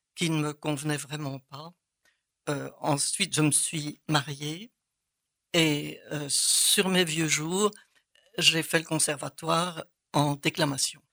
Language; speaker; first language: French; native; French